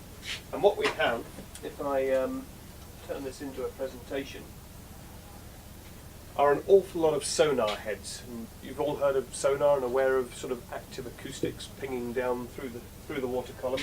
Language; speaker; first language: English; native; English